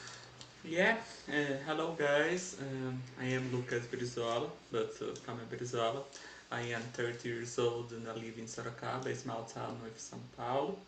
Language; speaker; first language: English; non-native, learner; Portuguese